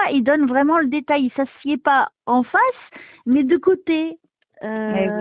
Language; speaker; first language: French; native; French